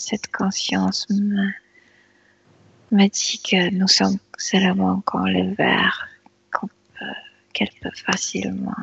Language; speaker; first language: French; non-native, fluent; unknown